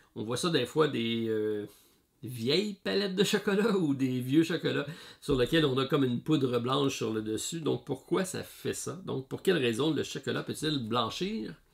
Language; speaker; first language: French; native; French